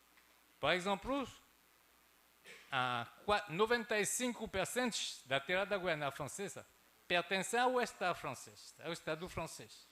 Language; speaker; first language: Portuguese; non-native, fluent; French